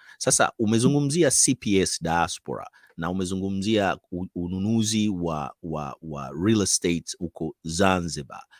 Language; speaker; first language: Swahili; native; Swahili